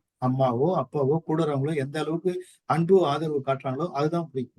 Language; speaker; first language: Tamil; native; Tamil